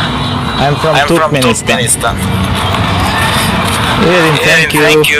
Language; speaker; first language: English; non-native, learner; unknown